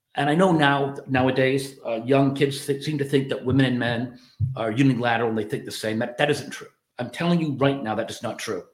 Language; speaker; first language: English; native; English